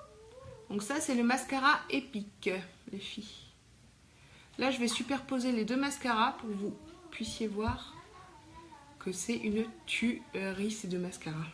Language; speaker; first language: French; native; French